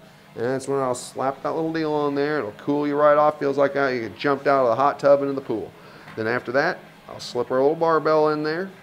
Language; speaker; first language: English; native; English